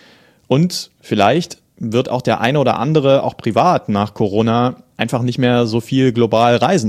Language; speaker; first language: German; native; German